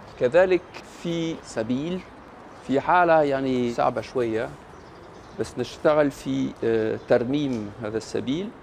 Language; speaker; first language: Egyptian Arabic; non-native, fluent; French